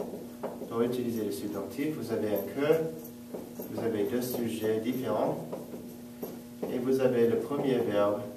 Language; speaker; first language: French; non-native, fluent; English